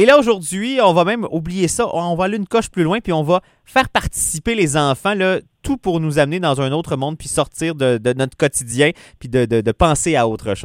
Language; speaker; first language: French; native; French